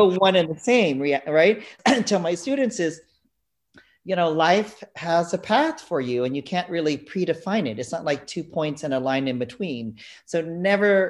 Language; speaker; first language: English; native; English